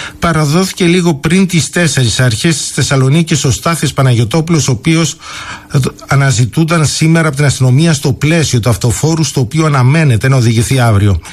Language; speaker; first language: Greek; native; Greek